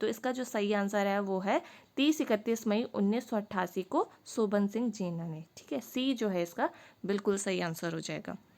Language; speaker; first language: Hindi; native; Hindi